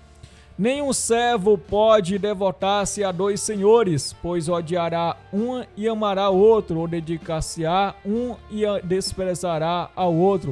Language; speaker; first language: Portuguese; native; Portuguese